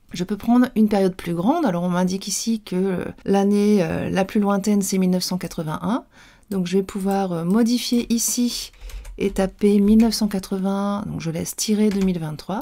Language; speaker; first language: French; native; French